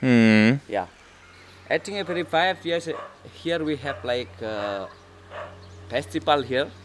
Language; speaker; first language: English; non-native, learner; Indonesian